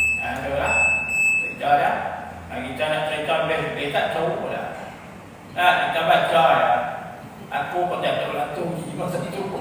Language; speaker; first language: Malay; native; Malay